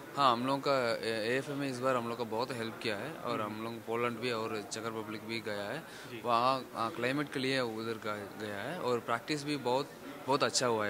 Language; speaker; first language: Hindi; non-native, local second language; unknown